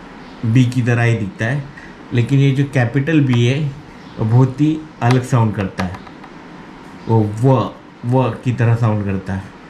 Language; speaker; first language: Hindi; non-native, local second language; Marathi